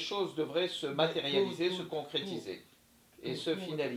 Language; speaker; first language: French; native; French